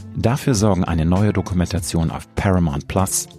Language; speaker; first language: German; native; German